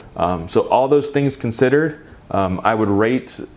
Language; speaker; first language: English; native; English